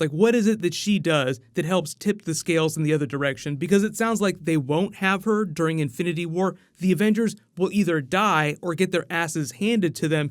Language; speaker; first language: English; native; English